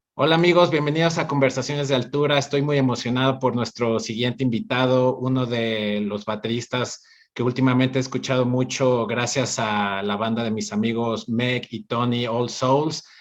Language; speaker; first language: English; non-native, fluent; Spanish